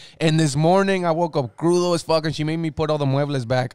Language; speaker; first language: English; early bilingual, other home language; Spanish